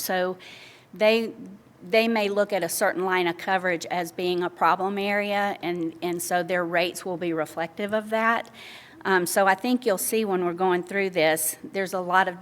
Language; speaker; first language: English; native; English